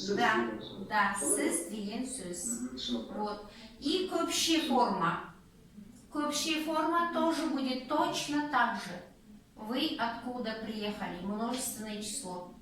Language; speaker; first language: Russian; non-native, local second language; Kazakh